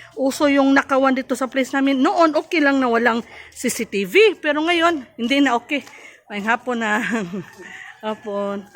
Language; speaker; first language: Filipino; non-native, local second language; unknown